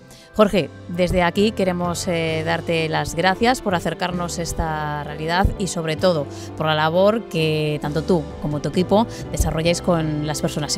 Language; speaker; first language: Spanish; native; Spanish